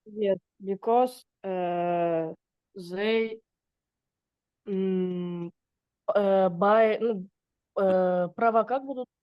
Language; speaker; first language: English; non-native, learner; Russian